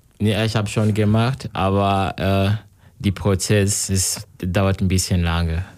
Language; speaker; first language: German; non-native, learner; Kinyarwanda